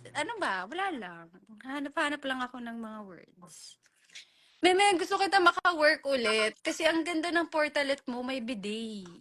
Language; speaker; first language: Filipino; native; Filipino